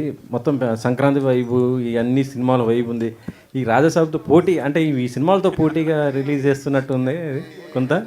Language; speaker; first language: Telugu; native; Telugu